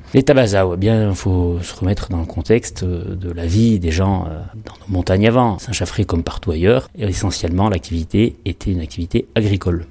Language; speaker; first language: French; native; French